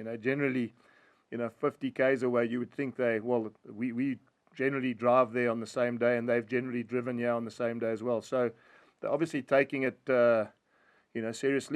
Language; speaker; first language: English; native; English